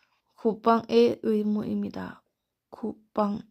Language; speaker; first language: Korean; non-native, learner; Thai